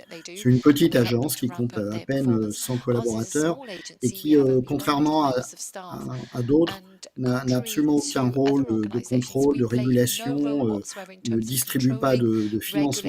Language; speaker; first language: French; native; French